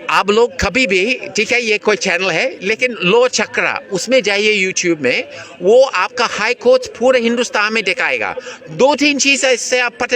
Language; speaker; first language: Hindi; non-native, fluent; English